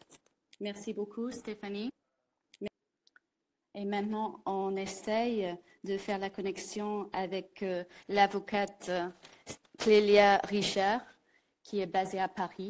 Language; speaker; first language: French; non-native, fluent; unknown